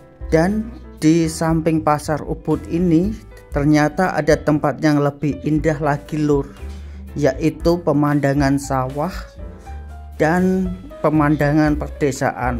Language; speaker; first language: Indonesian; native; Indonesian